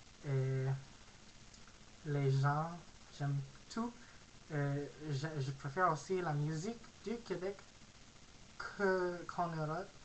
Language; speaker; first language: French; non-native, learner; English